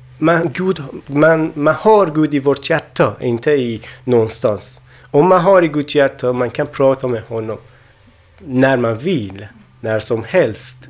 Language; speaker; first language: Swedish; non-native, learner; Persian